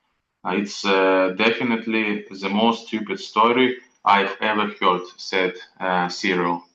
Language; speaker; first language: English; non-native, learner; Russian